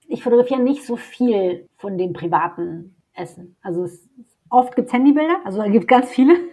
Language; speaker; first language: German; native; German